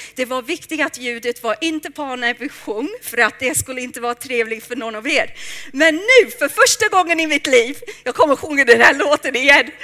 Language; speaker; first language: Swedish; non-native, fluent; English